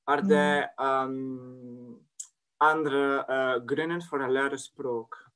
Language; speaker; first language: Norwegian; non-native, learner; French